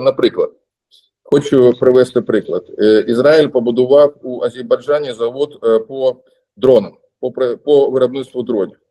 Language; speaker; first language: Ukrainian; non-native, local second language; Russian